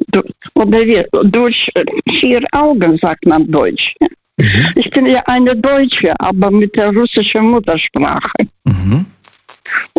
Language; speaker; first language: German; early bilingual, heritage; Russian